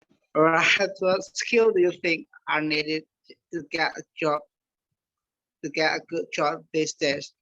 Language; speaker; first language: English; non-native, learner; Indonesian